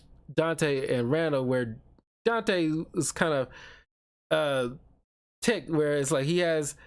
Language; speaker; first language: English; native; English